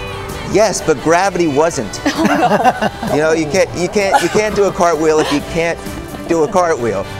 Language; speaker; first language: English; native; English